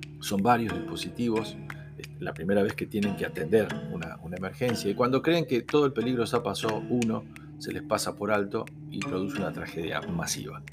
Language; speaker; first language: Spanish; native; Spanish